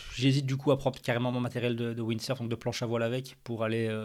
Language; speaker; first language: French; native; French